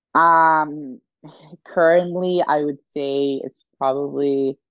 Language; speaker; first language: English; non-native, fluent; Swedish